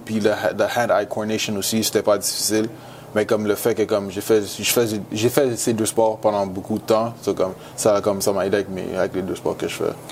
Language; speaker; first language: French; native; French